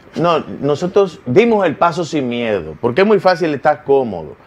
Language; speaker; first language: Spanish; native; Spanish